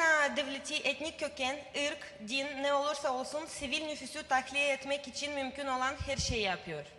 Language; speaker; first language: Turkish; non-native, learner; Ukrainian